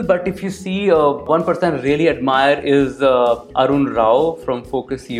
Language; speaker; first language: English; non-native, local second language; Hindi